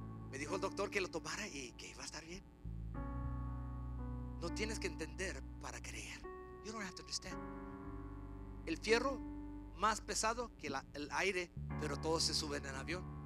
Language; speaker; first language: Spanish; early bilingual, heritage; Spanish